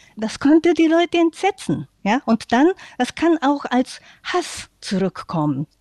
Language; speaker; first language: German; non-native, fluent; Japanese